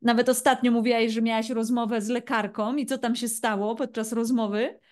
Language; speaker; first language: Polish; native; Polish